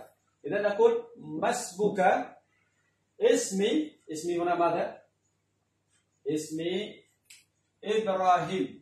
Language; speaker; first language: Arabic; non-native, fluent; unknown